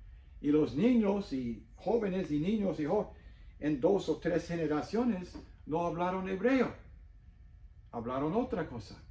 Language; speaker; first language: Spanish; non-native, fluent; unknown